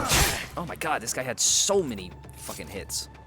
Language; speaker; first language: English; native; English